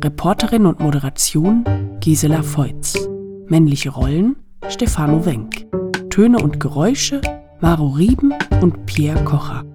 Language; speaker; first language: German; native; German